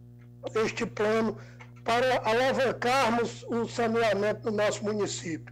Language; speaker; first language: Portuguese; native; Portuguese